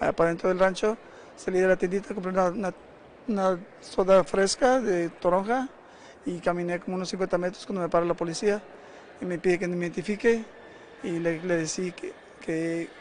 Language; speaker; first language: Spanish; native; Spanish